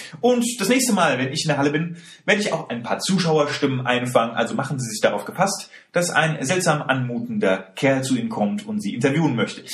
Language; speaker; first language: German; native; German